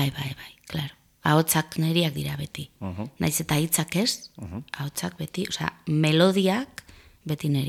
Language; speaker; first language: Basque; non-native, local second language; Spanish